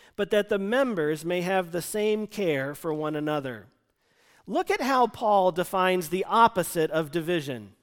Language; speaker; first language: English; native; English